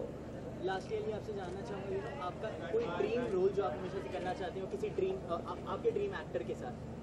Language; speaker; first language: Hindi; native; Hindi